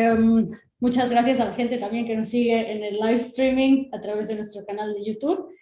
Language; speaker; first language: Spanish; native; Spanish